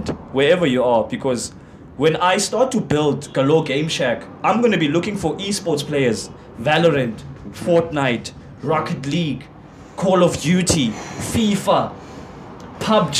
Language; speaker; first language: English; non-native, local second language; Xhosa